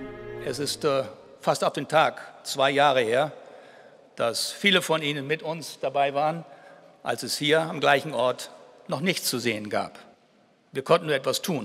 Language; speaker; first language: German; native; German